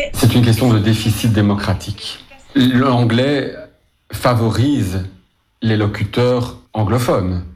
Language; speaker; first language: French; native; French